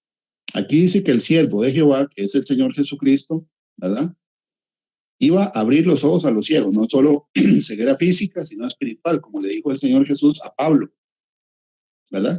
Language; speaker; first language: Spanish; native; Spanish